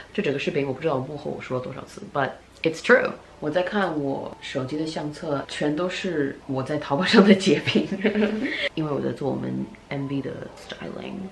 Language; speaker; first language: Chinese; early bilingual, heritage; Chinese